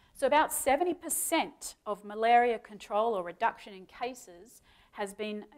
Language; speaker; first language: English; native; English